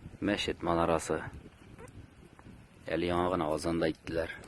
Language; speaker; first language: Tatar; native; Tatar